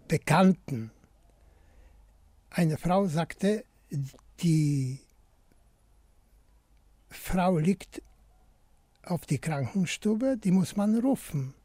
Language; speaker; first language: German; non-native, fluent; Polish